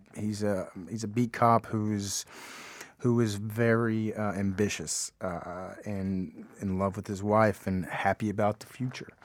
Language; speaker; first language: English; native; English